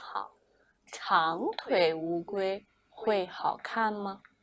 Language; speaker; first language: Chinese; non-native, fluent; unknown